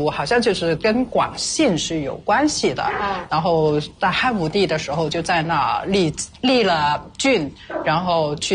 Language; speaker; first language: Chinese; non-native, local second language; Cantonese